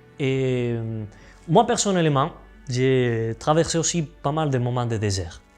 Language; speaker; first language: French; non-native, fluent; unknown